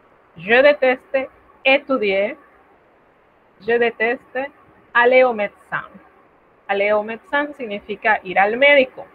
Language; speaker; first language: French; non-native, fluent; Spanish